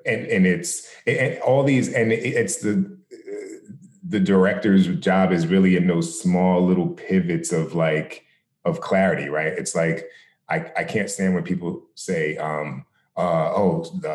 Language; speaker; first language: English; native; English